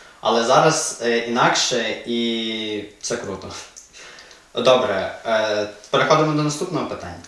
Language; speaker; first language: Ukrainian; native; Ukrainian